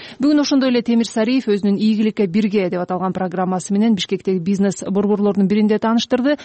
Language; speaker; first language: Kyrgyz; native; Kyrgyz